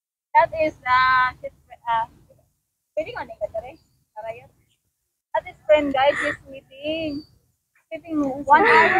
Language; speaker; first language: English; non-native, learner; Cebuano